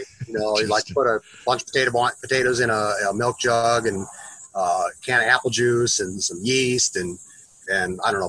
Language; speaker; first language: English; native; English